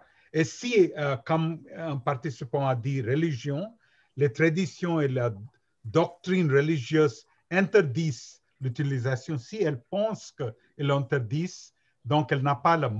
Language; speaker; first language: French; non-native, learner; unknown